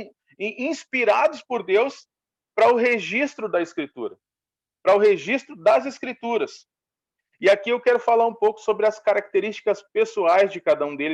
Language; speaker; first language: Portuguese; native; Portuguese